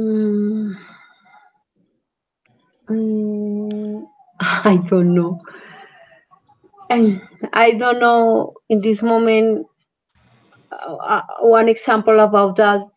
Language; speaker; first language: English; non-native, learner; Spanish